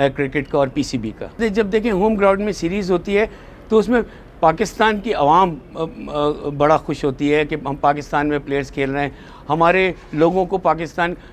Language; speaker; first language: Urdu; native; Urdu